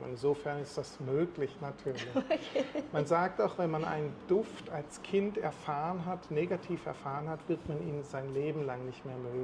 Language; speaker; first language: German; native; German